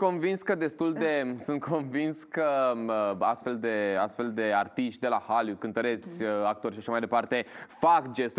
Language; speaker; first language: Romanian; native; Romanian